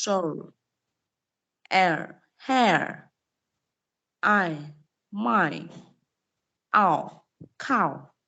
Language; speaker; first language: English; non-native, learner; Vietnamese